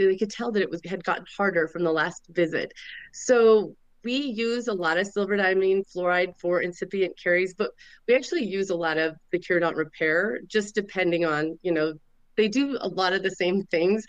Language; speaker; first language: English; native; English